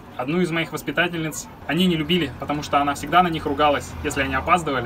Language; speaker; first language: Russian; native; Russian